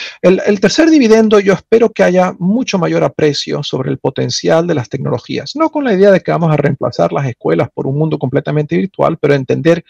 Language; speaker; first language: Spanish; native; Spanish